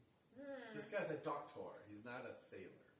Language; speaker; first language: English; native; English